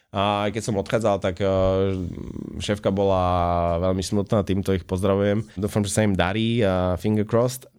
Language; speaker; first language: Slovak; native; Slovak